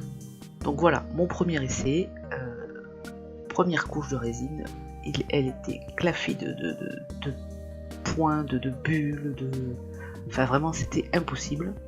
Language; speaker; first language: French; native; French